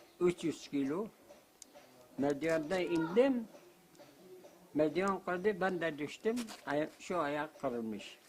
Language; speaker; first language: Turkish; non-native, local second language; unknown